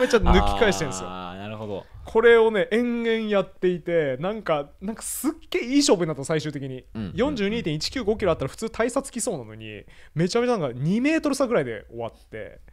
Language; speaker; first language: Japanese; native; Japanese